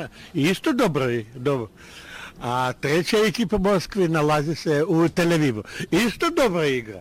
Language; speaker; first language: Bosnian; non-native, learner; Russian